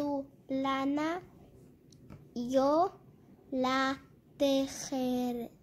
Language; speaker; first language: Spanish; early bilingual, heritage; German